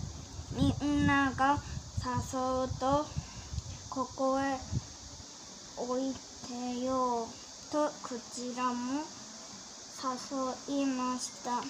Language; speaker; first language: Japanese; early bilingual, heritage; Korean